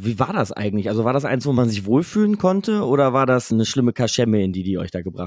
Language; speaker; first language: German; native; German